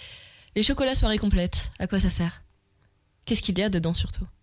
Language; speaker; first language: French; native; French